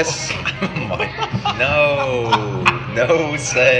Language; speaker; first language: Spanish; non-native, learner; English